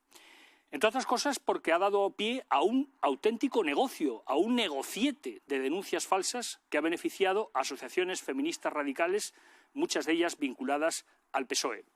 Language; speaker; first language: Spanish; native; Spanish